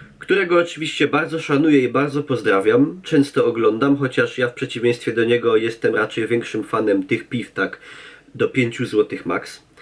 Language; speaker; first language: Polish; native; Polish